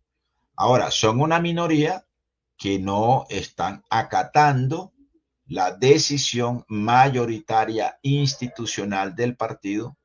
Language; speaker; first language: Spanish; native; Spanish